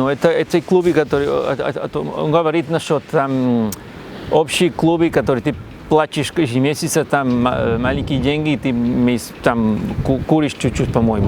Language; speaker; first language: Russian; non-native, learner; Spanish